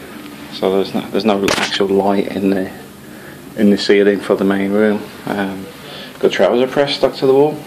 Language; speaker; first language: English; native; English